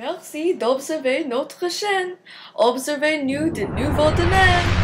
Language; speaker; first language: French; non-native, learner; English